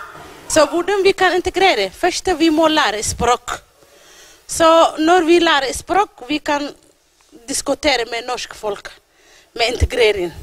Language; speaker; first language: Norwegian; non-native, learner; Somali